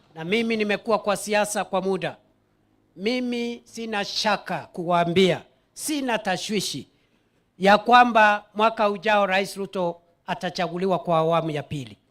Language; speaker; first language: Swahili; non-native, local second language; Meru